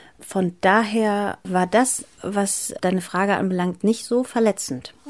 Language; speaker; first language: German; early bilingual, other home language; Greek